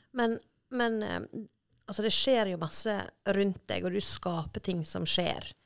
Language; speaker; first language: Norwegian; native; Norwegian